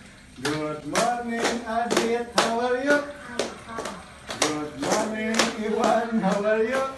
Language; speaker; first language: English; non-native, learner; Indonesian